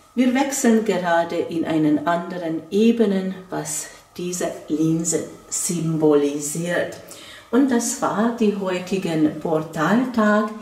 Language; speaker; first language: German; non-native, fluent; Hungarian